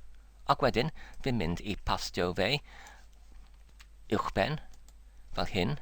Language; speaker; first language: Welsh; non-native, learner; English